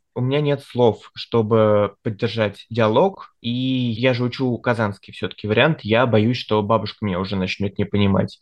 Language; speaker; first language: Russian; native; Russian